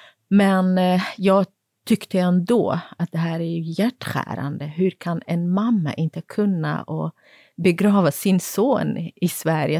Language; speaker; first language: Swedish; non-native, fluent; Kurdish